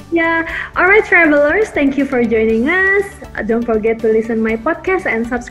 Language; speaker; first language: English; non-native, local second language; Indonesian